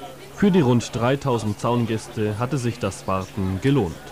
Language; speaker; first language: German; native; German